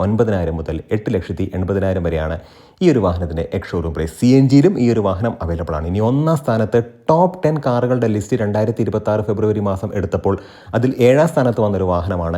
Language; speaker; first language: Malayalam; native; Malayalam